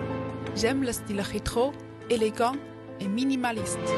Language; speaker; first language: French; non-native, fluent; Chinese